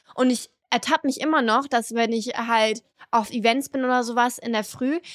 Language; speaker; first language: German; early bilingual, other home language; French